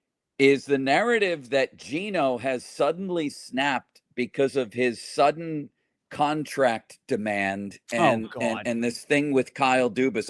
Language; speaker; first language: English; native; English